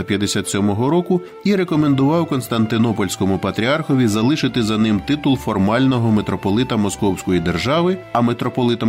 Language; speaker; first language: Ukrainian; native; Ukrainian